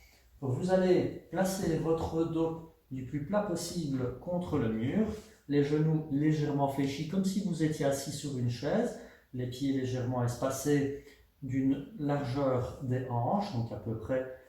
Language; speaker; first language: French; native; French